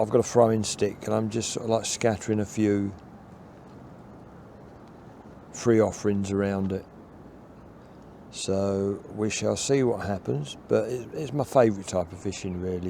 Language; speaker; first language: English; native; English